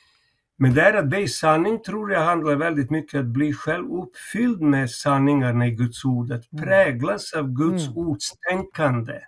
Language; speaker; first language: Swedish; non-native, fluent; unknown